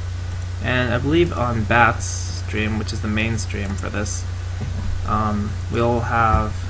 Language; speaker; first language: English; native; English